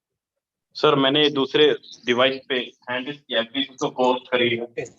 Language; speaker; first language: Hindi; native; Hindi